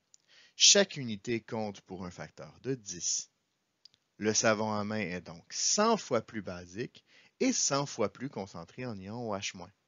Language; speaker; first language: French; native; French